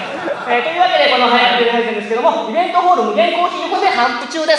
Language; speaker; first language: Japanese; native; Japanese